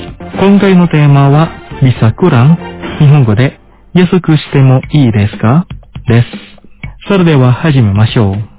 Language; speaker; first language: Japanese; non-native, fluent; Indonesian